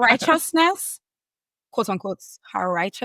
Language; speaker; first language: English; native; English